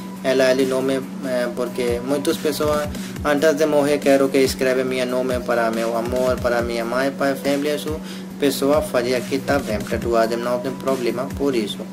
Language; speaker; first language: Portuguese; non-native, learner; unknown